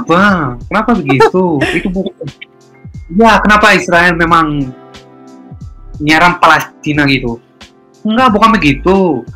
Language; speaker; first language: Indonesian; non-native, fluent; Hebrew